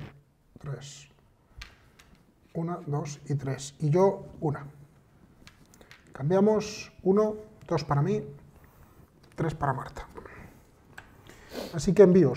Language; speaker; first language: Spanish; native; Spanish